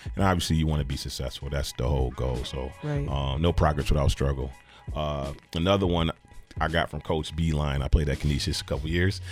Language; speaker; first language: English; native; English